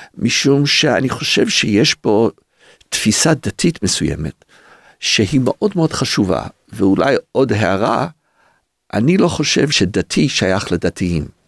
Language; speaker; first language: Hebrew; early bilingual, other home language; English